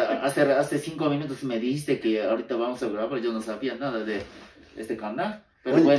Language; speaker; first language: Spanish; non-native, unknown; Japanese